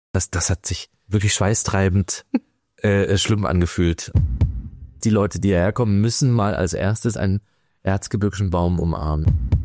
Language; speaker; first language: German; native; German